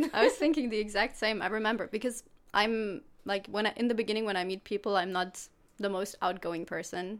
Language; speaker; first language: English; non-native, fluent; German